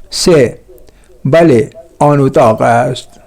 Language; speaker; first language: Persian; non-native, fluent; Urdu